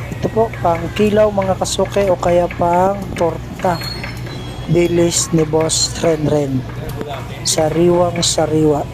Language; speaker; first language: Filipino; native; Filipino